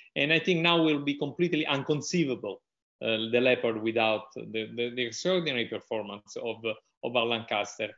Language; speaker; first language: English; non-native, fluent; Italian